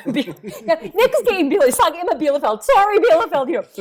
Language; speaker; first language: German; non-native, fluent; English